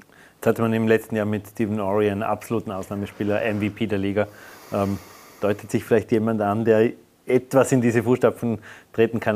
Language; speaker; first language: German; native; German